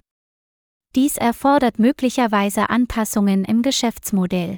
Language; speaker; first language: German; non-native, fluent; Vietnamese